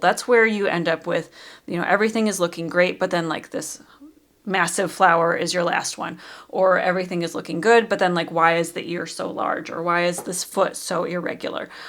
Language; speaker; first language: English; native; English